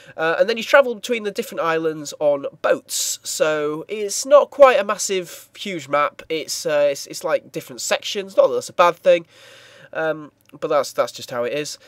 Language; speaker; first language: English; native; English